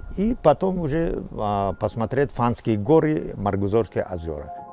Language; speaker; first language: Russian; non-native, local second language; Tajik